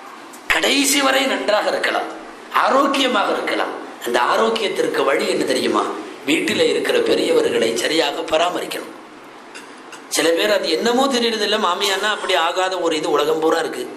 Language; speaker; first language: Tamil; native; Tamil